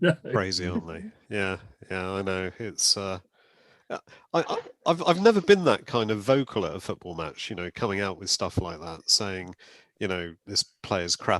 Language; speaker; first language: English; native; English